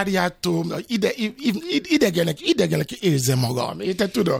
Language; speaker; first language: Hungarian; non-native, fluent; Yoruba